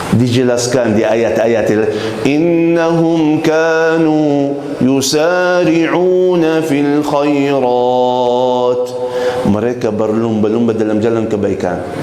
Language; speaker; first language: Malay; non-native, fluent; Arabic